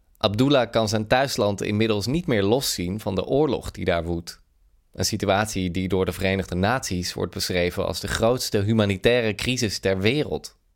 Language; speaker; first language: Dutch; native; Dutch